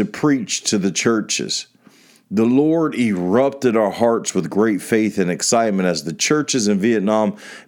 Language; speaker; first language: English; native; English